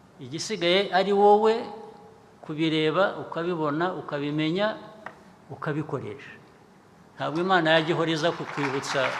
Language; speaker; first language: Kinyarwanda; early bilingual, heritage; Kinyarwanda